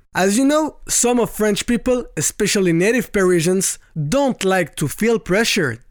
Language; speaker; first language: English; non-native, fluent; French